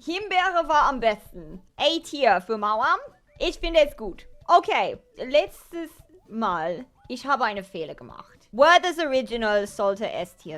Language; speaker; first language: German; non-native, learner; English